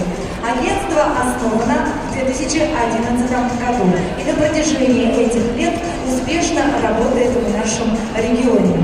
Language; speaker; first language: Russian; native; Russian